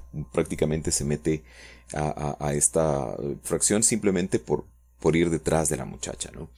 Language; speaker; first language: Spanish; native; Spanish